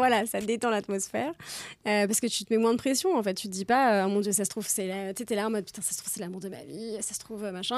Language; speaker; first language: French; native; French